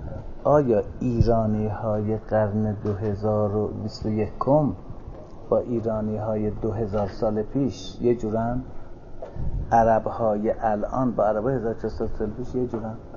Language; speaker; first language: Persian; native; Persian